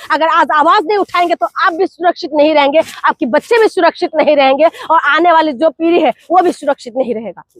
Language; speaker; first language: Hindi; non-native, local second language; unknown